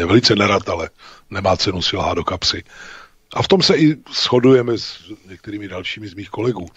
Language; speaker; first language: Czech; native; Czech